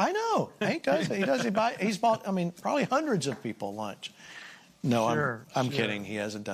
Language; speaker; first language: English; native; English